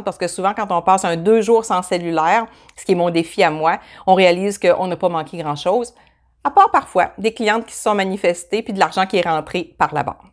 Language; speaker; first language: French; native; French